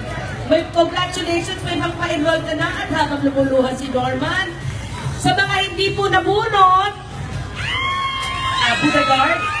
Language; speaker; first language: Filipino; native; Filipino